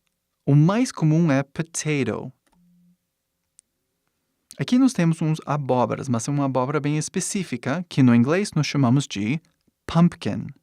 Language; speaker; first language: Portuguese; non-native, fluent; English